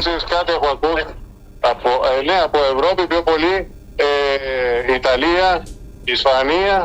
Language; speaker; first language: Greek; early bilingual, heritage; Spanish